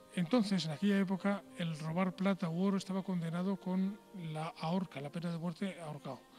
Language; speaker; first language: Spanish; native; Spanish